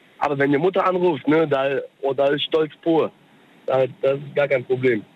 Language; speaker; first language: German; early bilingual, other home language; Turkish